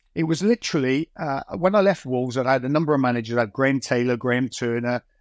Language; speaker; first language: English; native; English